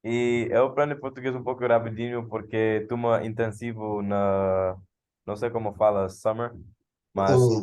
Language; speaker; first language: Portuguese; non-native, learner; English